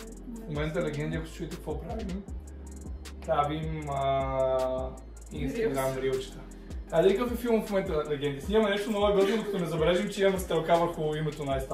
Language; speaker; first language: Bulgarian; native; Bulgarian